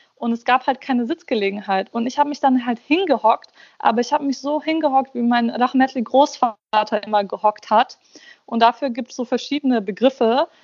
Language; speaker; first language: German; early bilingual, other home language; Persian